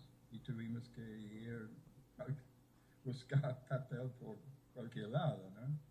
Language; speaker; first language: Spanish; non-native, fluent; English